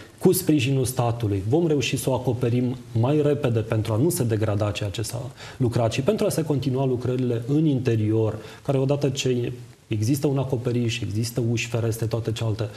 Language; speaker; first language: Romanian; native; Romanian